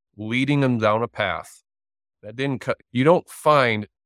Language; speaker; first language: English; native; English